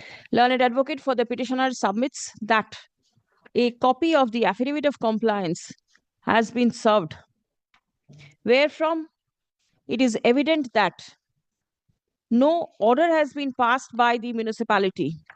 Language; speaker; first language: English; non-native, local second language; Bangla